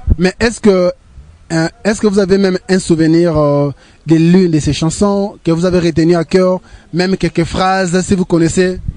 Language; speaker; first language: French; non-native, local second language; Lingala